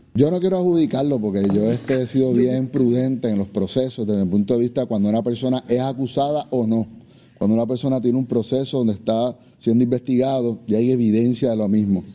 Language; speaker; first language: Spanish; native; Spanish